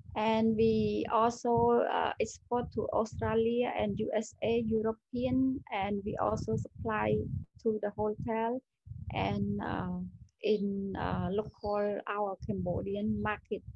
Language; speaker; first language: English; non-native, learner; Khmer